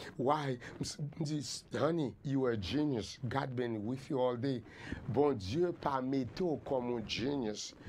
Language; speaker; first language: English; non-native, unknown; Haitian Creole